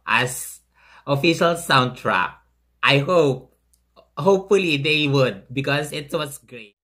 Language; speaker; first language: English; non-native, local second language; Filipino